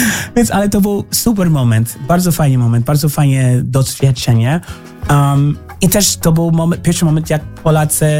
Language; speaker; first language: Polish; non-native, learner; English